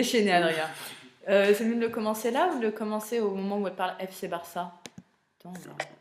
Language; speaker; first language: French; native; French